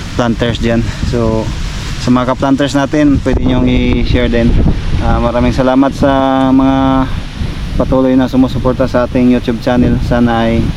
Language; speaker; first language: Filipino; non-native, local second language; Cebuano